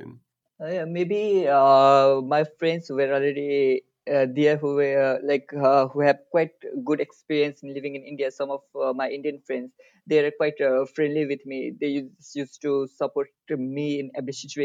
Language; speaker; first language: English; non-native, local second language; Nepali